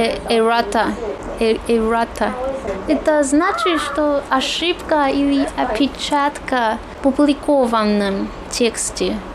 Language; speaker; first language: Russian; non-native, fluent; Chinese